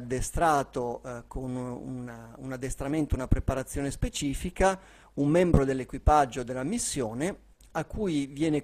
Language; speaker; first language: Italian; native; Italian